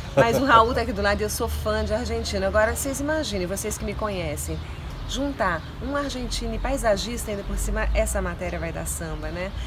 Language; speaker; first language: Portuguese; native; Portuguese